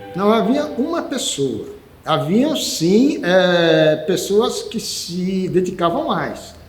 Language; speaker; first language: Portuguese; native; Portuguese